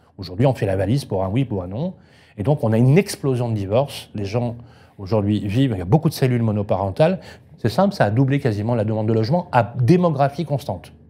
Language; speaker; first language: French; native; French